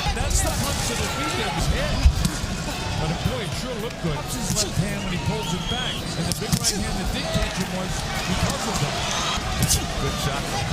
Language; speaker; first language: English; native; English